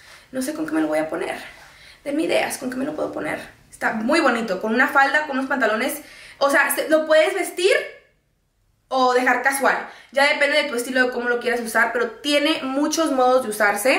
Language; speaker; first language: Spanish; early bilingual, heritage; Spanish